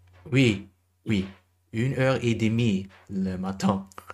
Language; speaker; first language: French; non-native, learner; German